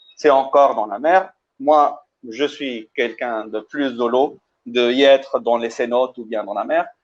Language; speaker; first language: French; early bilingual, heritage; Spanish